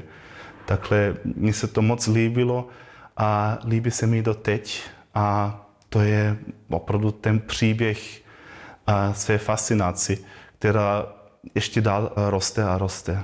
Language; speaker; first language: Czech; non-native, fluent; Croatian